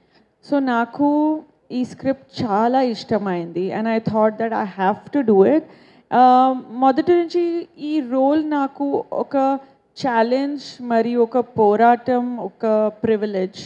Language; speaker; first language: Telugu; non-native, learner; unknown